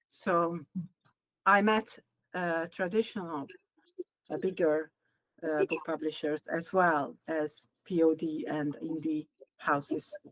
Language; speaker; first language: English; non-native, learner; Hungarian